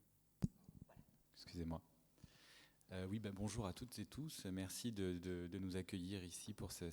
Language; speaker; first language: French; native; French